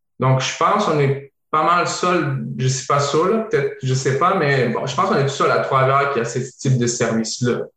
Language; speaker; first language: French; early bilingual, other home language; Bosnian